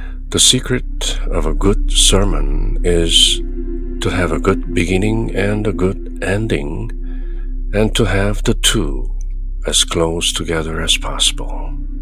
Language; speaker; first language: English; non-native, fluent; Korean